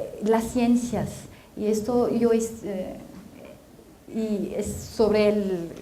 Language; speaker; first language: Spanish; non-native, fluent; French